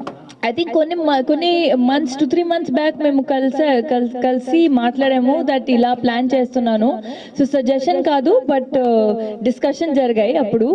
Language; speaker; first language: Telugu; non-native, local second language; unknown